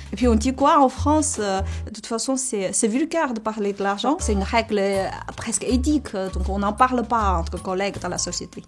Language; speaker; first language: French; non-native, fluent; Chinese